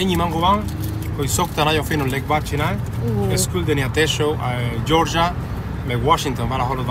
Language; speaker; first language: Hungarian; non-native, learner; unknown